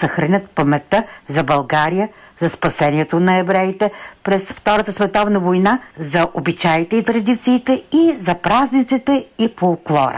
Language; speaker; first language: Bulgarian; native; Bulgarian